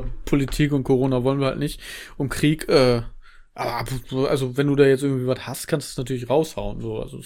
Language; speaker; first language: German; native; German